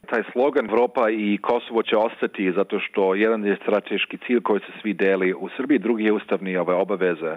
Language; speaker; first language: Serbian; non-native, fluent; German